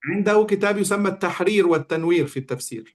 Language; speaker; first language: Arabic; native; Arabic